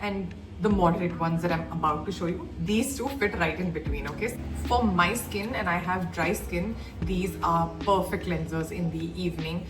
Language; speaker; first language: English; native; English